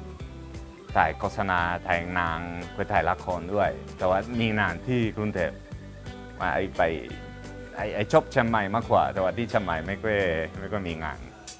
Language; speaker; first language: Thai; non-native, learner; Spanish